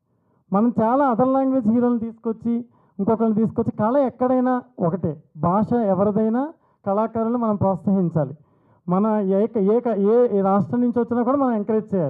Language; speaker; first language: Telugu; native; Telugu